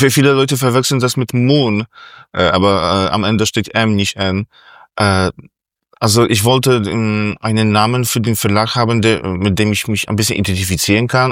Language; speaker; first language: German; non-native, fluent; Polish